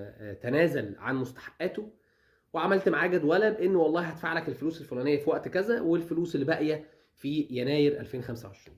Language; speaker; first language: Arabic; native; Arabic